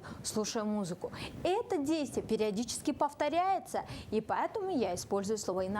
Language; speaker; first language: Russian; non-native, local second language; Kyrgyz